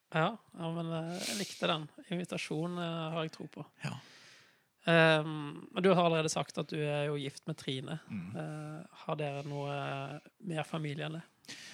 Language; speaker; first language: Norwegian; native; Norwegian